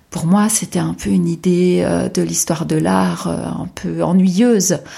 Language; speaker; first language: French; native; French